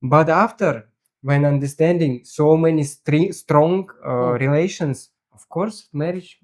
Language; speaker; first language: English; non-native, learner; Russian